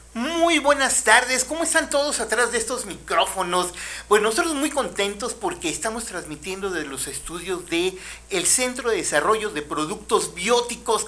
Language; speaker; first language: Spanish; native; Spanish